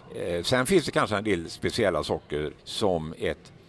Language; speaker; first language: Swedish; native; Swedish